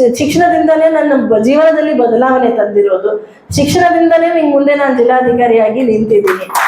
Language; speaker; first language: Kannada; non-native, local second language; Urdu